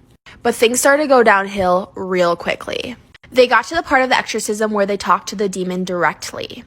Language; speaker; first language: English; native; English